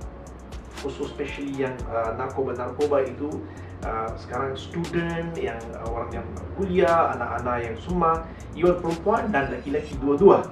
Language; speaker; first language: Indonesian; non-native, learner; Malay